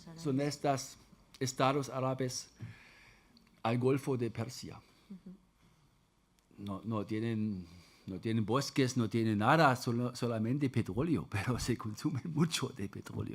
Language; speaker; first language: Spanish; non-native, fluent; German